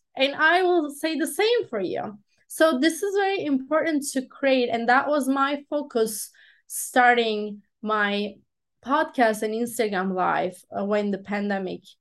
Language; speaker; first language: English; non-native, fluent; Turkish